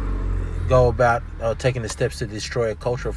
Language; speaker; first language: English; non-native, local second language; Fijian